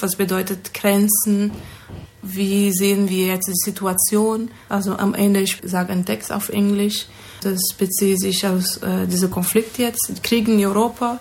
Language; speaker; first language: German; non-native, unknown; Portuguese